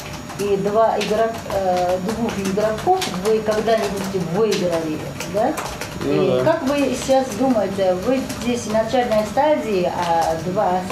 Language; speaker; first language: Russian; non-native, fluent; Japanese